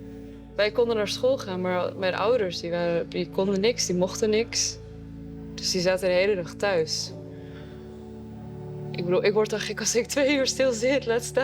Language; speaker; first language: Dutch; early bilingual, other home language; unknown